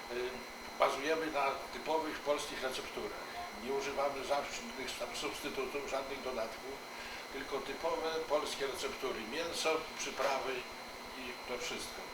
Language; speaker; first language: Polish; native; Polish